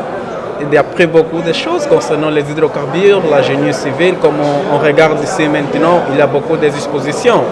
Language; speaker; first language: French; non-native, fluent; Portuguese